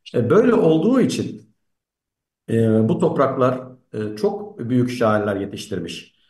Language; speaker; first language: Turkish; native; Turkish